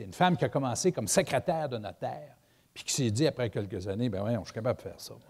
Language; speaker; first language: French; native; French